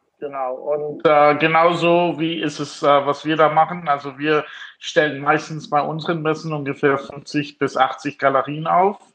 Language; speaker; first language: German; non-native, fluent; English